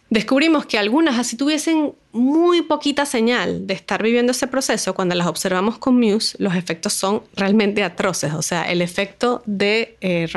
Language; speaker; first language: Spanish; native; Spanish